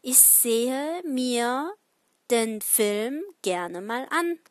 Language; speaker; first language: German; non-native, fluent; Korean